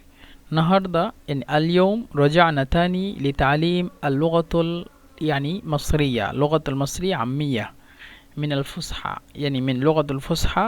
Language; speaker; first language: Arabic; non-native, fluent; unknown